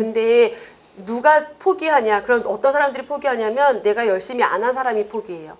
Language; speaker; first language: Korean; native; Korean